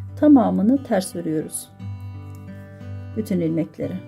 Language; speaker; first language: Turkish; native; Turkish